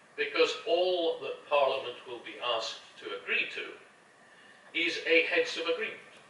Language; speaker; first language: English; native; English